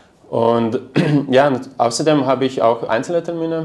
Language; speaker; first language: German; non-native, learner; Lithuanian